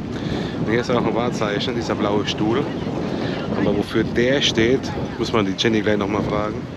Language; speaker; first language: German; native; German